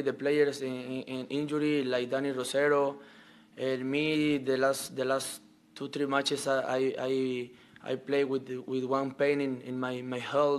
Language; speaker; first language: English; non-native, learner; Spanish